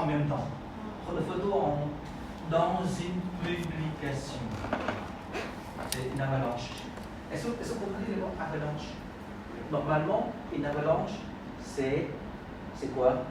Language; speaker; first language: French; non-native, fluent; Khmer